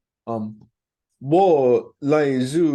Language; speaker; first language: Chinese; non-native, learner; English